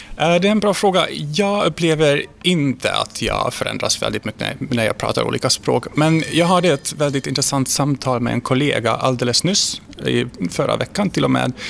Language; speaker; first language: Swedish; non-native, fluent; Hungarian